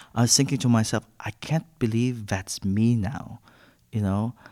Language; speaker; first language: English; non-native, local second language; Filipino